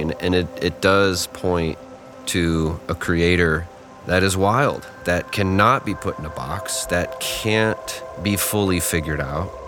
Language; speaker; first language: English; native; English